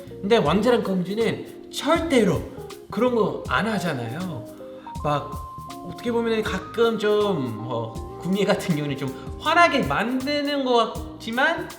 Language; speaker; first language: Korean; non-native, fluent; English